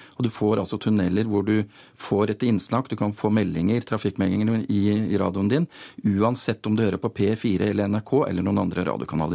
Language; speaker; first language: Norwegian; native; Norwegian